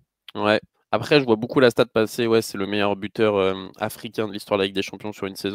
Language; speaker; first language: French; native; French